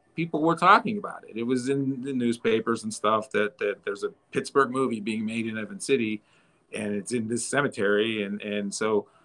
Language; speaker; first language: English; native; English